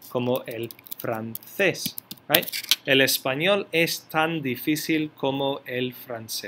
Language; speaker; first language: Spanish; non-native, fluent; English